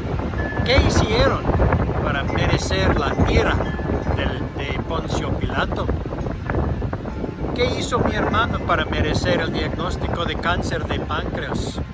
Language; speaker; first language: Spanish; non-native, fluent; English